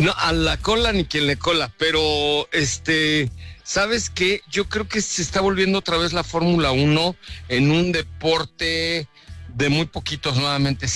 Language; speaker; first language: Spanish; native; Spanish